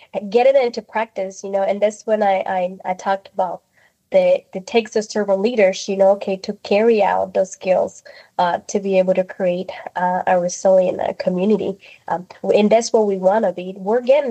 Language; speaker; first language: English; non-native, fluent; Spanish